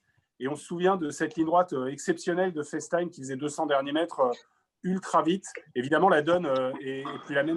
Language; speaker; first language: French; native; French